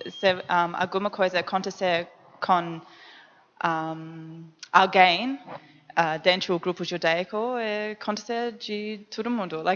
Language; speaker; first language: Portuguese; non-native, learner; English